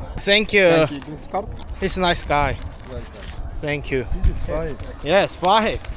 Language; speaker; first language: English; non-native, learner; Korean